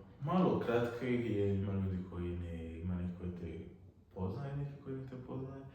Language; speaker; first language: Bosnian; non-native, learner; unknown